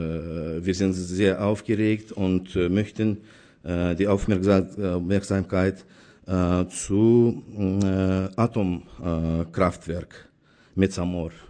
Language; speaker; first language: German; non-native, fluent; Azerbaijani